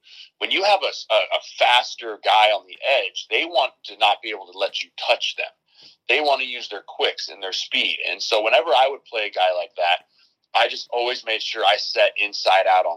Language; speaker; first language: English; native; English